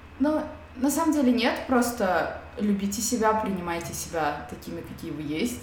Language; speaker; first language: Russian; native; Russian